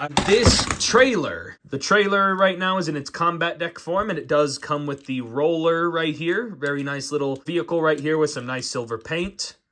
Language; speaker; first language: English; native; English